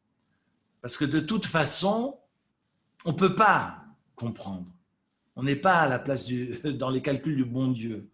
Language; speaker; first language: French; native; French